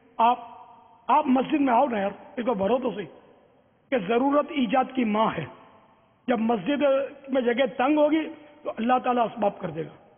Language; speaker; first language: Urdu; non-native, local second language; Memoni